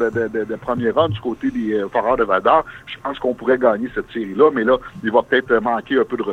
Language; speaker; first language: French; native; French